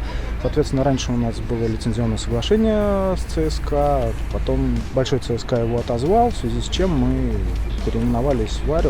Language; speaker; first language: Russian; native; Russian